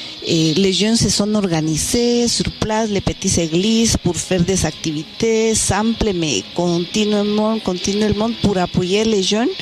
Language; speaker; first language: French; non-native, fluent; Spanish